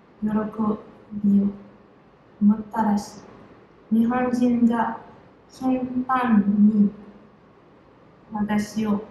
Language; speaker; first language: Japanese; non-native, learner; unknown